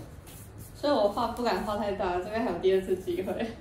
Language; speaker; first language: Chinese; native; Chinese